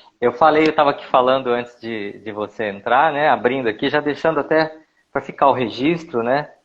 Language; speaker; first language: Portuguese; native; Portuguese